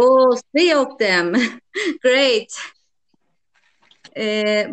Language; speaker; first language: English; non-native, learner; Turkish